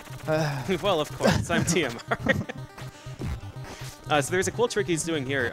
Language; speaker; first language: English; native; English